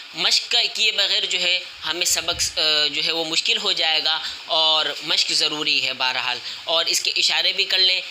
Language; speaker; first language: Urdu; native; Urdu